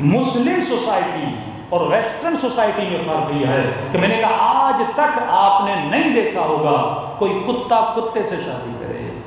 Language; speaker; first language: Urdu; early bilingual, heritage; Urdu